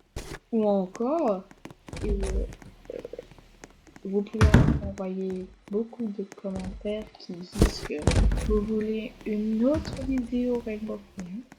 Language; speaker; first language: French; native; French